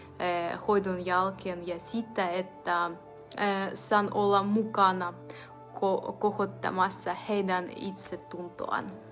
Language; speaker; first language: Finnish; non-native, fluent; Ukrainian